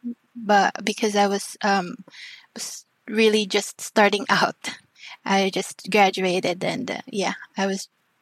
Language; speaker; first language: English; non-native, local second language; Filipino